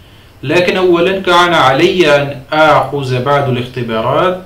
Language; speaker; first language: Arabic; non-native, fluent; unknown